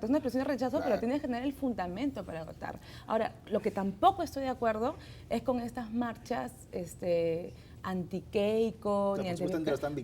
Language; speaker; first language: Spanish; native; Spanish